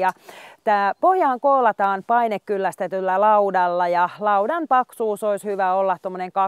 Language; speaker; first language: Finnish; native; Finnish